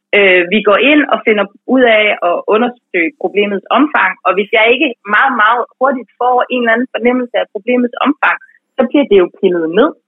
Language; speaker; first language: Danish; native; Danish